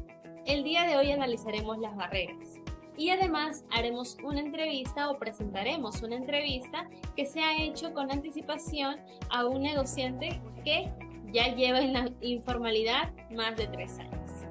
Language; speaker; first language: Spanish; native; Spanish